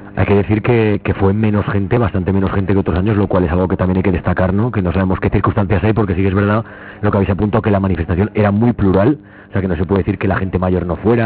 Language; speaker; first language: Spanish; native; Spanish